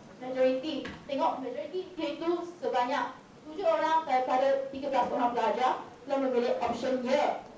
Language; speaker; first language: Malay; non-native, local second language; Chinese